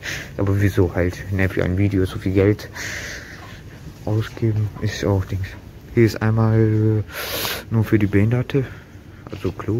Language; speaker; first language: German; early bilingual, other home language; Turkish